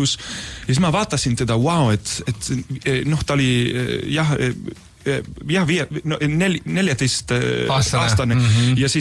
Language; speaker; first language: Estonian; non-native, fluent; Spanish